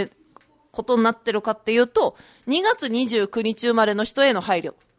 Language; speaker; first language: Japanese; native; Japanese